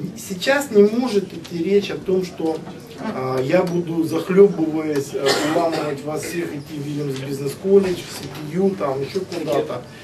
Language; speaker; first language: Russian; native; Russian